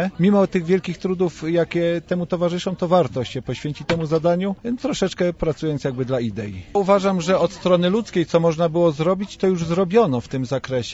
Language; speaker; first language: Polish; native; Polish